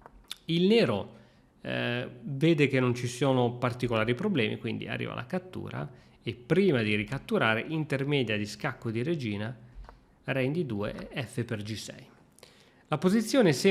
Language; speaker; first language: Italian; native; Italian